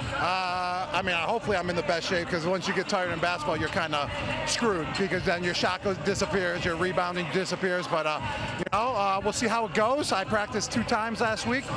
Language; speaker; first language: English; native; English